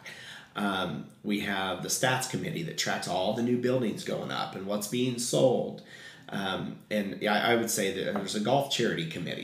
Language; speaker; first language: English; native; English